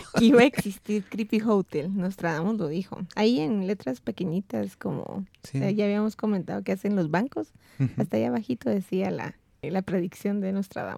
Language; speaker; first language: Spanish; native; Spanish